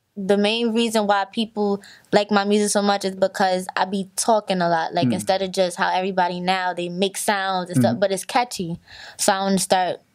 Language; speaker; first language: English; native; English